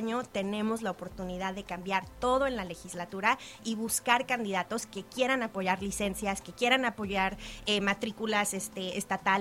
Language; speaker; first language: Spanish; native; Spanish